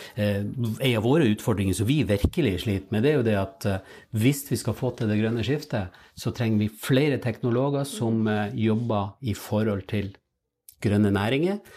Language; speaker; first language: Norwegian; native; Norwegian